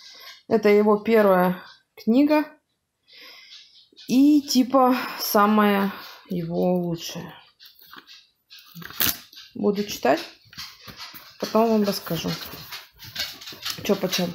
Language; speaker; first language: Russian; native; Russian